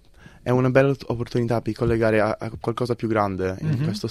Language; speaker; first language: Italian; early bilingual, heritage; English